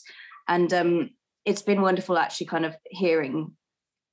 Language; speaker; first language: English; native; English